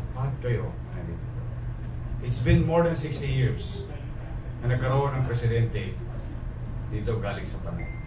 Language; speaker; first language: Filipino; native; Filipino